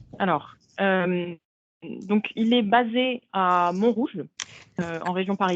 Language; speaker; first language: French; native; French